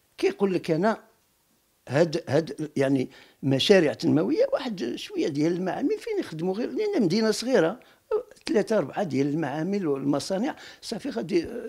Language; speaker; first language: Arabic; non-native, local second language; Riffian